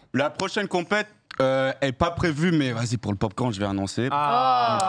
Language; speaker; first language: French; early bilingual, heritage; English